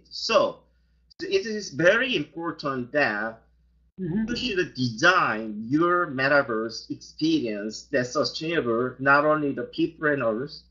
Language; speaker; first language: English; non-native, fluent; Korean